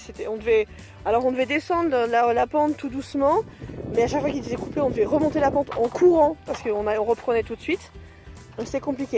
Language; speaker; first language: French; native; French